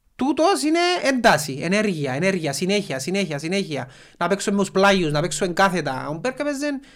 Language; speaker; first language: Greek; native; Greek